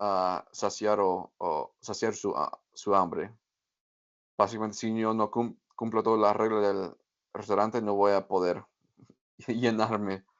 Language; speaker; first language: Spanish; non-native, fluent; English